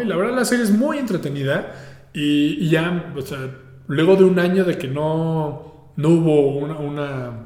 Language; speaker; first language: Spanish; native; Spanish